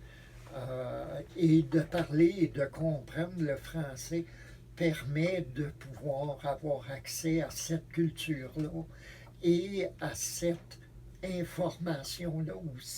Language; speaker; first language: French; native; French